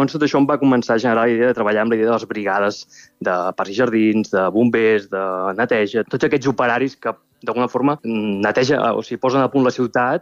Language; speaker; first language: Catalan; native; Catalan